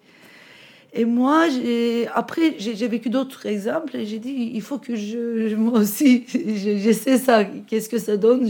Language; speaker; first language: French; non-native, fluent; Turkish